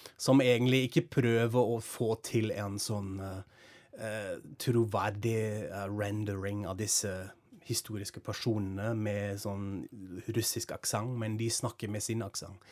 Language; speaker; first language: Norwegian; non-native, fluent; German